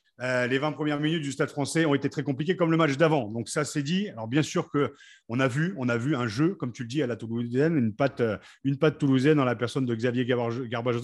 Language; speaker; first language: French; native; French